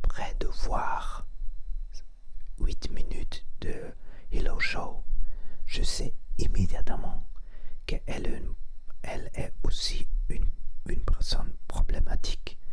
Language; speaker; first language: French; non-native, learner; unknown